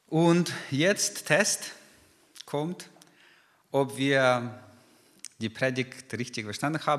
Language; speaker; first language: German; non-native, fluent; Ukrainian